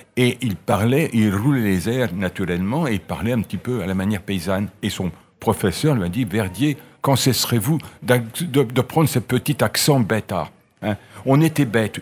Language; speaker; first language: French; native; French